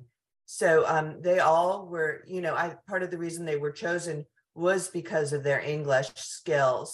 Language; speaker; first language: English; native; English